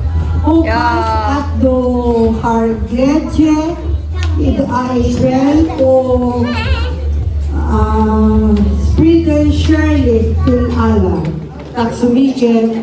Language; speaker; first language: Swedish; non-native, learner; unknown